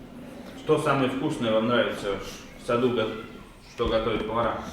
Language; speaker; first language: Russian; native; Russian